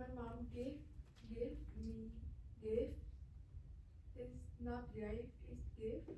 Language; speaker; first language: English; non-native, learner; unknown